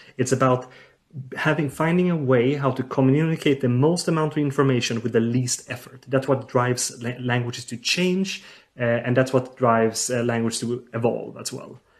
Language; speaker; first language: English; non-native, fluent; Swedish